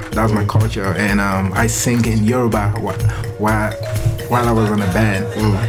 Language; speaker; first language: English; non-native, local second language; Yoruba